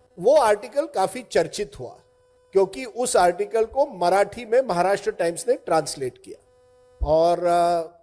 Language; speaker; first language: Hindi; non-native, local second language; Marathi